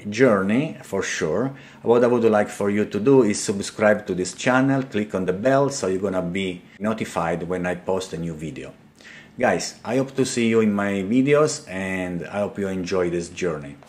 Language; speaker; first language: English; non-native, fluent; Italian